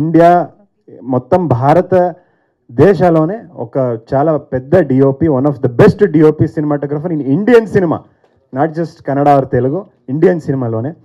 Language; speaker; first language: Telugu; non-native, fluent; Kannada